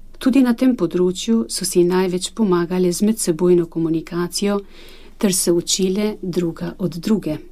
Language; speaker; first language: Slovenian; non-native, fluent; Albanian